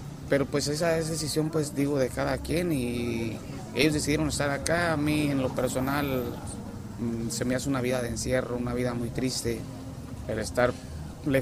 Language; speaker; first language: Spanish; native; Spanish